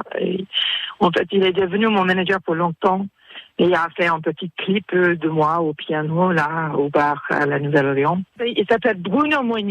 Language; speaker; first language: French; non-native, fluent; English